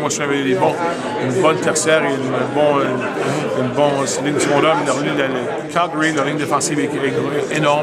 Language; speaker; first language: French; native; French